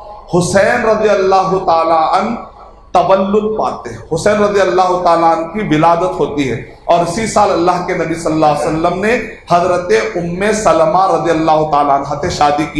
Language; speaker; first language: Urdu; native; Urdu